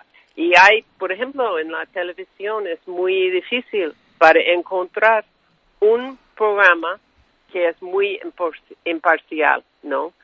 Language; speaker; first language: Spanish; non-native, fluent; English